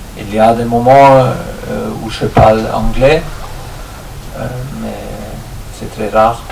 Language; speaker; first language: French; non-native, fluent; German